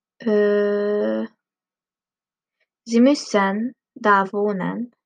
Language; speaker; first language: German; non-native, learner; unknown